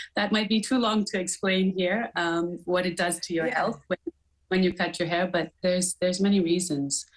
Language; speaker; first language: English; native; English